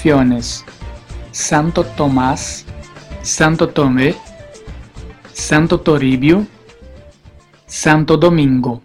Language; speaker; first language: Spanish; non-native, fluent; Portuguese